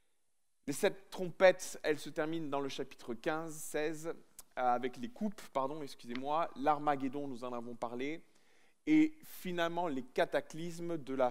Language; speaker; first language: French; native; French